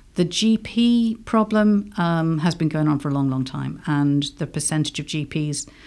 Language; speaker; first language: English; native; English